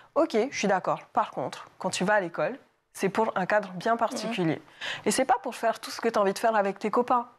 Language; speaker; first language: French; native; French